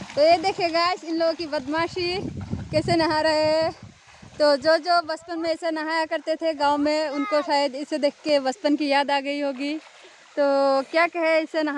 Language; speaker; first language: Hindi; non-native, local second language; Assamese